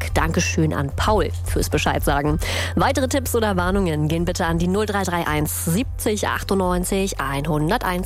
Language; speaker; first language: German; native; German